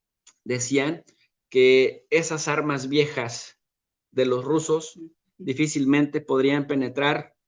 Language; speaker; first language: Spanish; native; Spanish